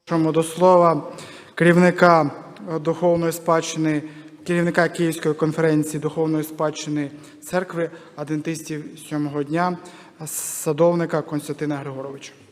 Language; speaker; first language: Ukrainian; non-native, local second language; Russian